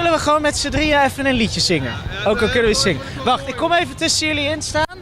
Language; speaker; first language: Dutch; native; Dutch